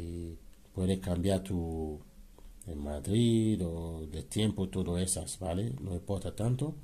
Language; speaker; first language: Spanish; non-native, learner; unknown